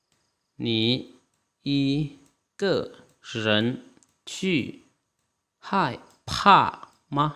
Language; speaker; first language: Chinese; non-native, fluent; Lao